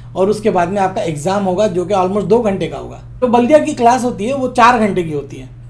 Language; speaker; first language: Hindi; non-native, local second language; Urdu